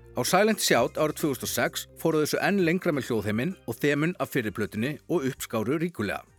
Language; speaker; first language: Icelandic; native; Icelandic